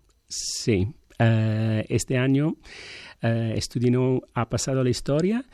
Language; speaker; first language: Catalan; non-native, learner; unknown